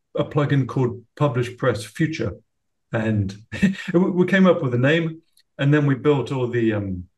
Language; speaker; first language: English; native; English